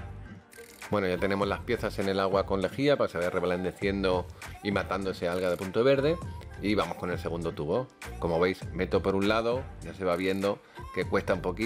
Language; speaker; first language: Spanish; native; Spanish